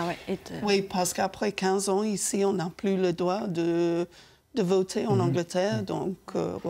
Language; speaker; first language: French; non-native, fluent; English